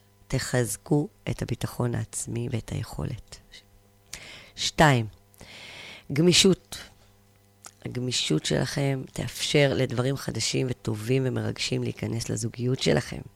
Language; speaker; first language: Hebrew; native; Hebrew